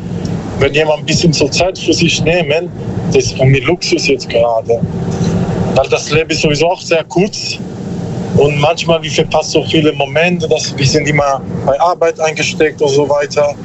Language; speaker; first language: German; non-native, learner; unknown